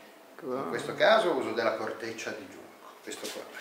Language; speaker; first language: Italian; native; Italian